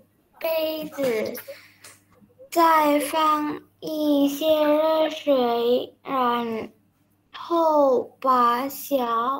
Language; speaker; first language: Chinese; non-native, learner; Indonesian